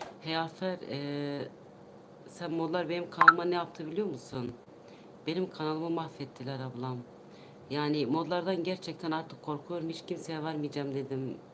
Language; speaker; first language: Turkish; non-native, local second language; Kurdish